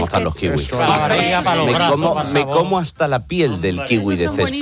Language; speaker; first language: Spanish; native; Spanish